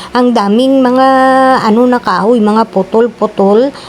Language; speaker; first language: Filipino; non-native, local second language; Kinaray-a